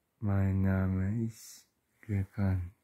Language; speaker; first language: German; non-native, learner; Turkish